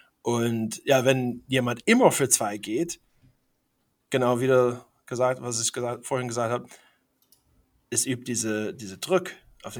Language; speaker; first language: German; non-native, fluent; English